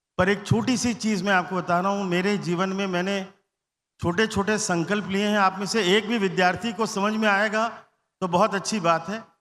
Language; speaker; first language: Hindi; non-native, local second language; Bangla